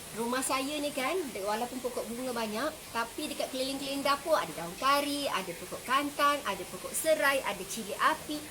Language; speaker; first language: Malay; native; Malay